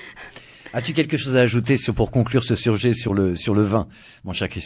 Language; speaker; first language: French; native; French